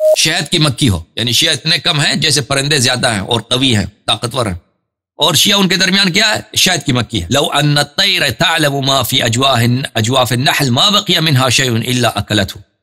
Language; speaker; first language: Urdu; non-native, fluent; Persian